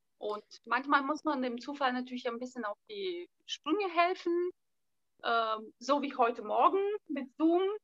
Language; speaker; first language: German; non-native, fluent; Bulgarian